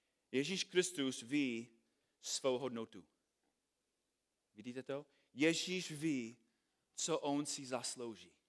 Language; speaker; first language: Czech; non-native, fluent; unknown